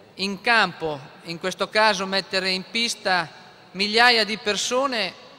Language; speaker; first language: Italian; native; Italian